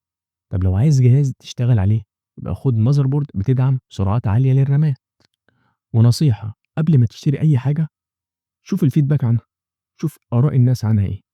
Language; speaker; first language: Arabic; native; Arabic